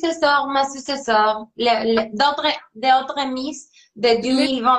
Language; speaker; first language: French; non-native, learner; Spanish